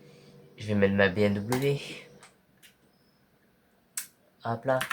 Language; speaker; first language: French; native; French